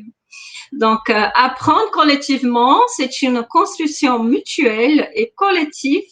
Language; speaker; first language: French; non-native, fluent; Portuguese